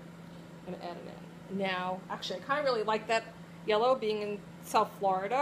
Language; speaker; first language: English; native; English